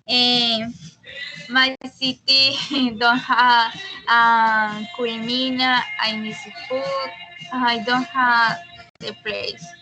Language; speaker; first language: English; non-native, learner; Spanish